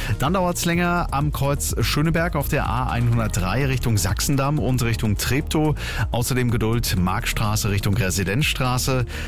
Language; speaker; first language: German; native; German